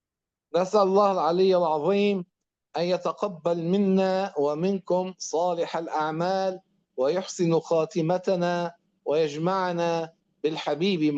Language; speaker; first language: Arabic; native; Arabic